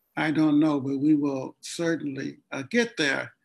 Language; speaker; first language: English; native; English